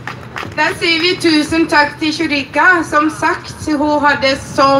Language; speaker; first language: Norwegian; non-native, fluent; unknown